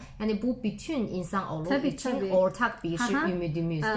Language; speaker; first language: Turkish; non-native, learner; Chinese